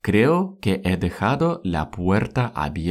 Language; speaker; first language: Spanish; non-native, fluent; Russian